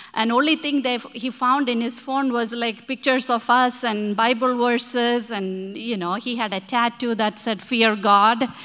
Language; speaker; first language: English; non-native, local second language; Malayalam